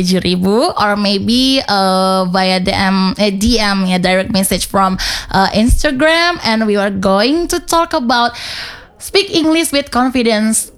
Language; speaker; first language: English; non-native, fluent; Indonesian